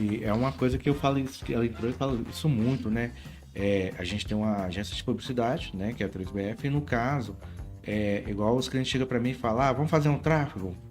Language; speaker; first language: Portuguese; native; Portuguese